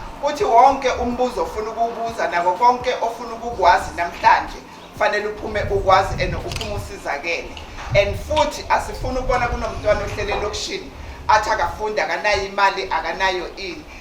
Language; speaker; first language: Zulu; native; Zulu